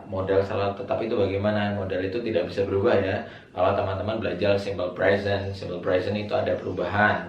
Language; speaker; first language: Indonesian; native; Indonesian